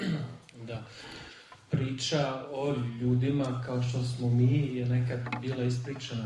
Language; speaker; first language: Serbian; early bilingual, heritage; Serbian